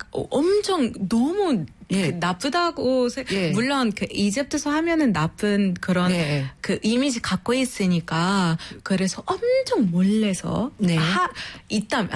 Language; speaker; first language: Korean; non-native, fluent; Arabic